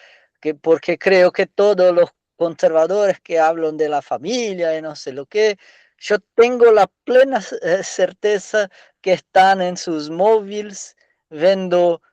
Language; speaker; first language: Spanish; non-native, fluent; Portuguese